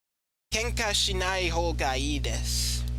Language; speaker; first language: Japanese; non-native, learner; English